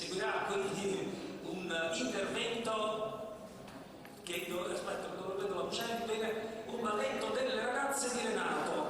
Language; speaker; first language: Italian; native; Italian